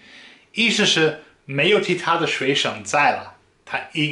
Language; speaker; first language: Chinese; non-native, fluent; Dutch